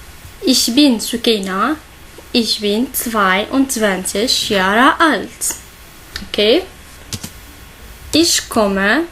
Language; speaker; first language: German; non-native, learner; Arabic